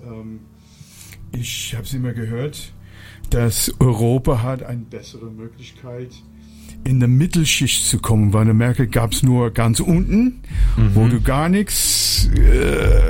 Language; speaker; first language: German; non-native, fluent; English